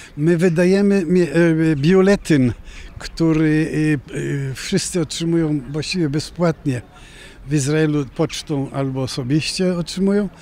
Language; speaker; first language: Polish; early bilingual, heritage; Polish